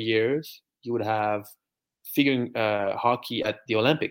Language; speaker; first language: English; non-native, fluent; French